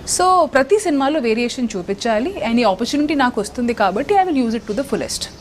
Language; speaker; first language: Telugu; non-native, local second language; Hindi